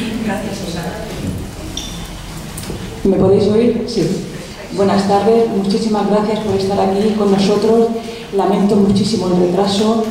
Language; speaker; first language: Spanish; native; Spanish